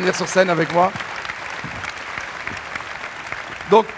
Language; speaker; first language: French; native; French